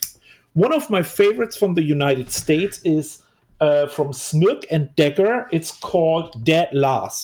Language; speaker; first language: English; non-native, fluent; German